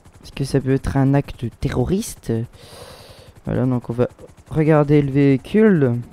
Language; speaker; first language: French; native; French